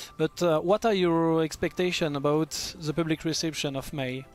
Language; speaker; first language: English; non-native, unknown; French